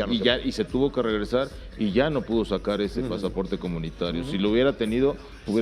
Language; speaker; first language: Spanish; native; Spanish